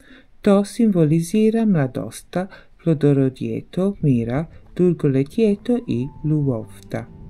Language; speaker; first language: Bulgarian; non-native, learner; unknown